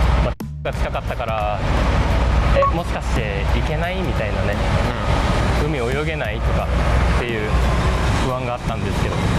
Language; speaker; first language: Japanese; native; Japanese